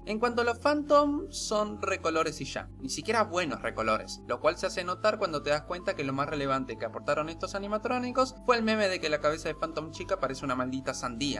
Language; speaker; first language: Spanish; native; Spanish